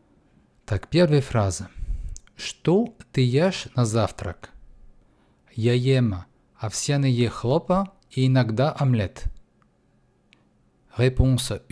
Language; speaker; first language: Russian; non-native, fluent; French